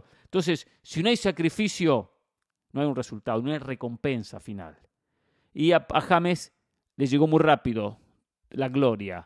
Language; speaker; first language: Spanish; native; Spanish